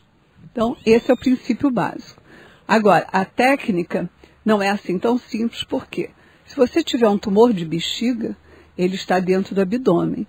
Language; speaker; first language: Portuguese; native; Portuguese